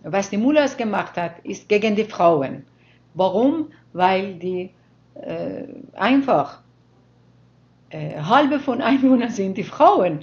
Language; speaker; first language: German; non-native, fluent; Persian